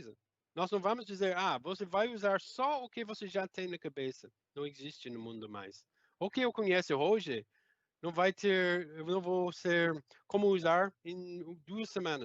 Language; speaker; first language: Portuguese; non-native, fluent; English